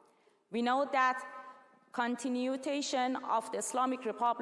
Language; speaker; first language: English; non-native, learner; Persian